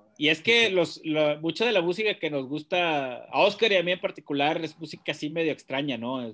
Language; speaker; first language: Spanish; native; Spanish